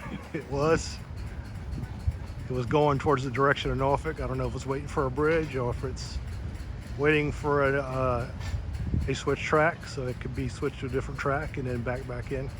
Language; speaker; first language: English; native; English